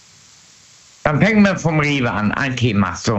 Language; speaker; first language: German; native; German